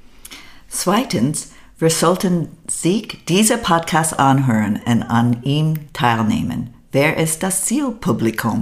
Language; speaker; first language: German; non-native, learner; English